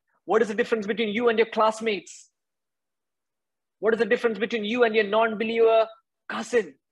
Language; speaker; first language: English; non-native, local second language; Malayalam